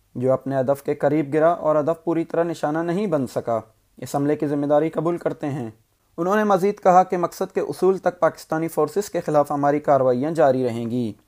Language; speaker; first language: Urdu; non-native, local second language; Baluchi